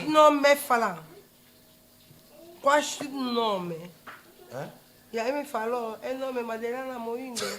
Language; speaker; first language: Portuguese; non-native, learner; Lingala